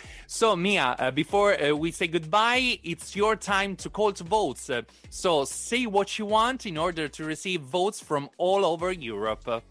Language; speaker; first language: English; non-native, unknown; Italian